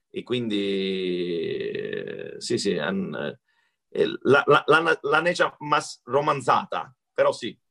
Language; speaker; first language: Spanish; non-native, learner; Italian